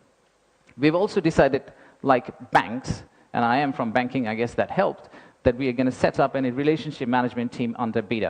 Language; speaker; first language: English; non-native, local second language; Bangla